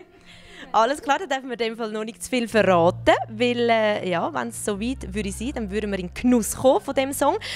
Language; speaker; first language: German; native; German